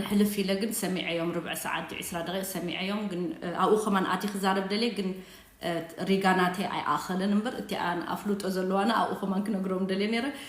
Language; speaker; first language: Tigrinya; native; Tigrinya